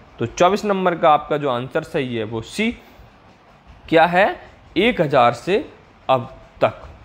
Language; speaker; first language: Hindi; native; Hindi